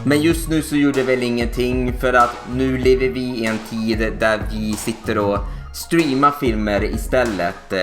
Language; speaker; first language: Swedish; native; Swedish